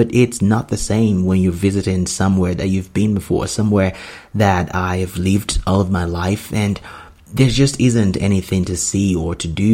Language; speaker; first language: English; non-native, local second language; Yoruba